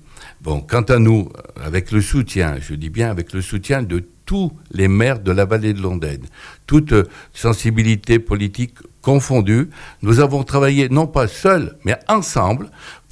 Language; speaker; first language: French; native; French